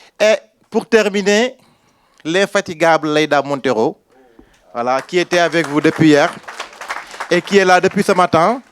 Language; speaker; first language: French; non-native, local second language; Wolof